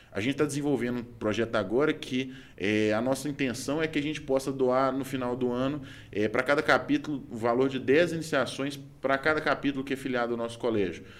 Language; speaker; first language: Portuguese; native; Portuguese